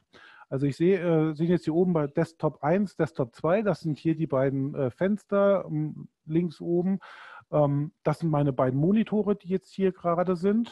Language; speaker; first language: German; native; German